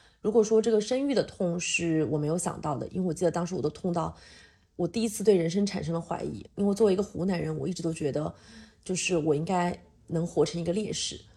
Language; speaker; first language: Chinese; native; Chinese